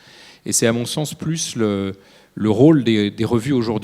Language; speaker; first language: French; native; French